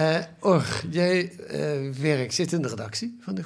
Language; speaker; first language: Dutch; native; Dutch